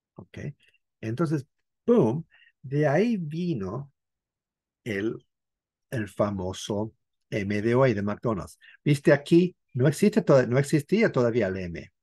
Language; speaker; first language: Spanish; non-native, fluent; English